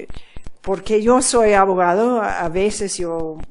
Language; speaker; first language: Spanish; non-native, fluent; English